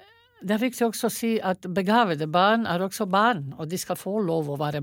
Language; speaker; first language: Norwegian; non-native, fluent; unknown